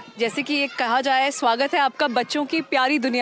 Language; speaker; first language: Hindi; native; Hindi